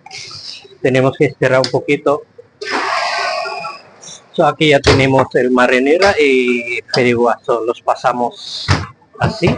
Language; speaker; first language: Spanish; non-native, learner; Filipino